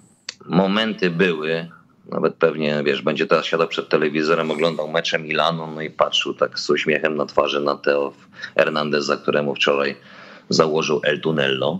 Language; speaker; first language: Polish; native; Polish